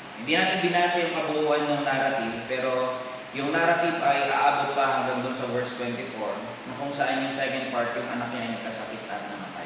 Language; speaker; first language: Filipino; non-native, local second language; Iloko